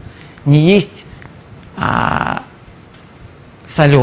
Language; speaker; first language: Russian; native; Russian